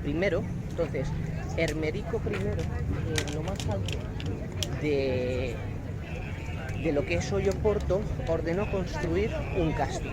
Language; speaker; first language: Spanish; native; Spanish